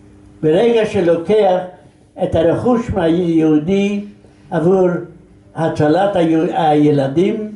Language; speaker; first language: Hebrew; non-native, fluent; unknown